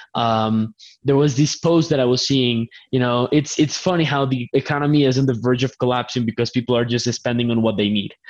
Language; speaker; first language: English; non-native, fluent; Spanish